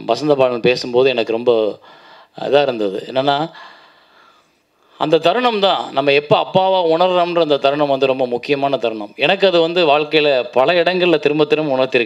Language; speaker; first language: Tamil; native; Tamil